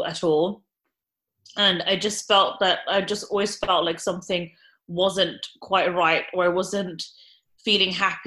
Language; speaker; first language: English; native; English